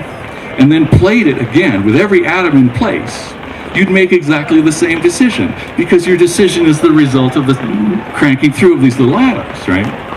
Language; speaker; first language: English; native; English